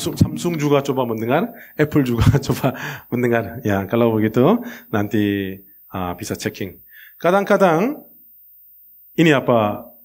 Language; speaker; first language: Indonesian; non-native, learner; Korean